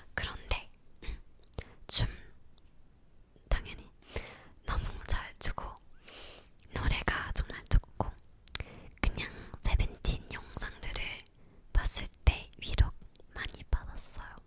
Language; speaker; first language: Korean; non-native, learner; English